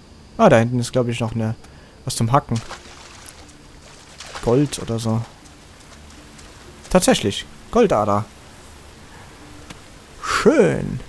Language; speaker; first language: German; native; German